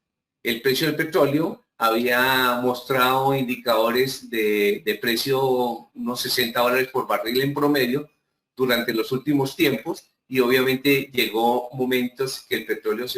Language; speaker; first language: Spanish; native; Spanish